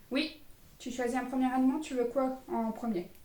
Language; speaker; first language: French; native; French